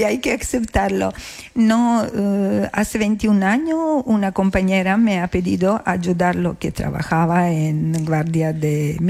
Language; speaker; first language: Spanish; non-native, learner; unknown